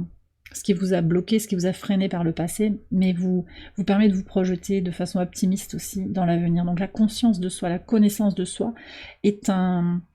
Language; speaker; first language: French; native; French